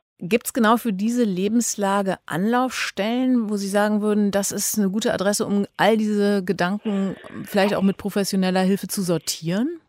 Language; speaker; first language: German; native; German